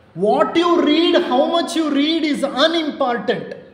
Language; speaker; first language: English; non-native, local second language; Kannada